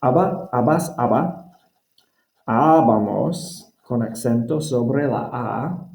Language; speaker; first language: Spanish; non-native, fluent; English